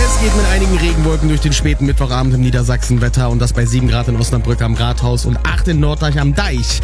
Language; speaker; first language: German; native; German